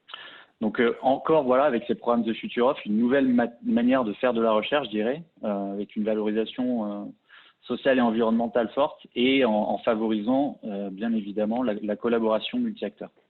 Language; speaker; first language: French; native; French